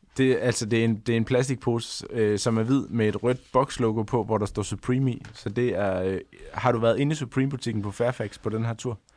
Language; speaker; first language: Danish; native; Danish